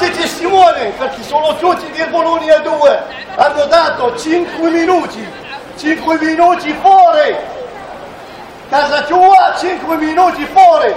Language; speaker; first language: Italian; non-native, fluent; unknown